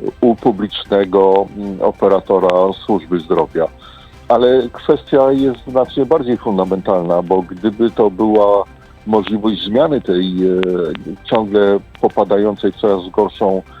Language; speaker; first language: Polish; native; Polish